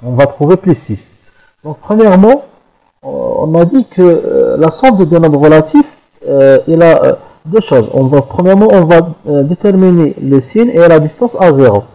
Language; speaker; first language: French; non-native, local second language; Arabic